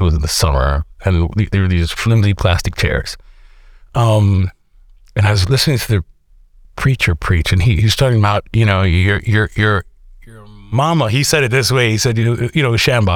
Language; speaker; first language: English; native; English